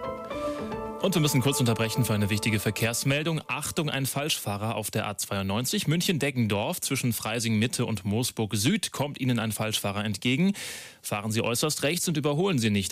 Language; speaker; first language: German; native; German